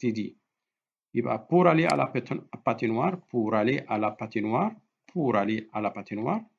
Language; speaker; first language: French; non-native, fluent; Arabic